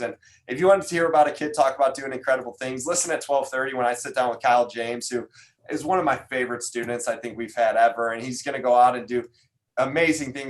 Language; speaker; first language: English; native; English